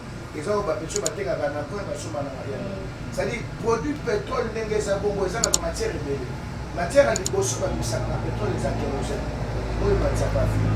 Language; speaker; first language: French; non-native, local second language; Lingala